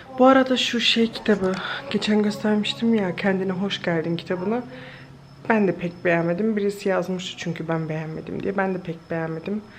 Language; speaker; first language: Turkish; early bilingual, heritage; Turkish